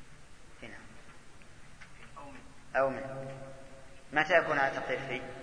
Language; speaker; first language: Arabic; native; Arabic